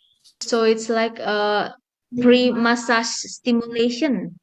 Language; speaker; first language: English; non-native, fluent; Indonesian